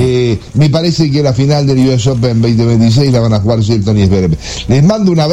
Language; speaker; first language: Spanish; native; Spanish